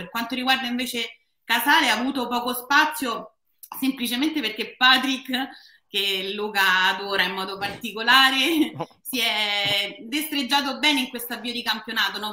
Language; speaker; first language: Italian; native; Italian